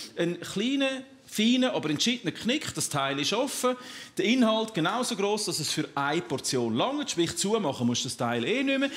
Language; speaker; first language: German; native; German